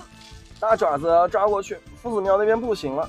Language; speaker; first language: Chinese; native; Chinese